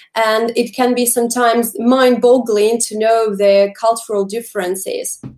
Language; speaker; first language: English; non-native, fluent; Russian